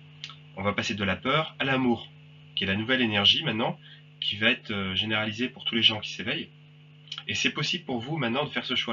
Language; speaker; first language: French; native; French